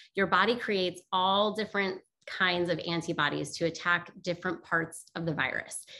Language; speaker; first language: English; native; English